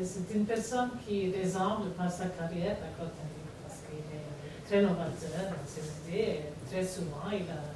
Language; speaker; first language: French; non-native, fluent; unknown